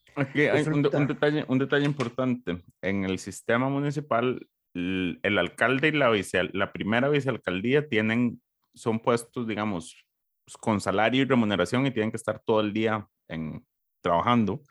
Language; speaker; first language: Spanish; native; Spanish